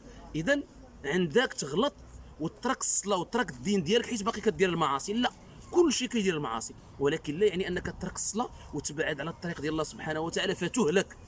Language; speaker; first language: Arabic; native; Arabic